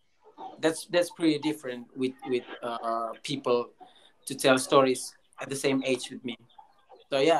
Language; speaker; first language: English; non-native, learner; Indonesian